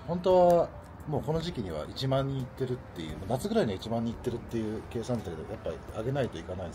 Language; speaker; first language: Japanese; native; Japanese